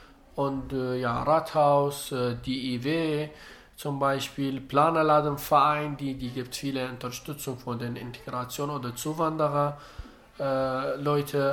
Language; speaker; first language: German; non-native, learner; Arabic